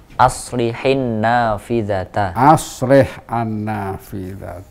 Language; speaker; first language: Arabic; non-native, learner; Indonesian